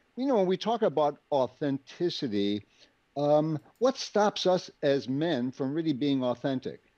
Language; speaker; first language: English; native; English